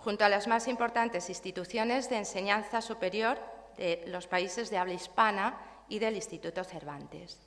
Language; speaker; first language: Spanish; native; Spanish